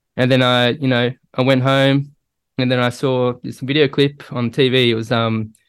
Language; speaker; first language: English; native; English